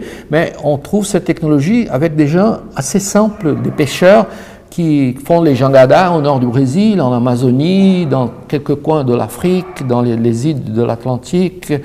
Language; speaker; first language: French; non-native, fluent; Portuguese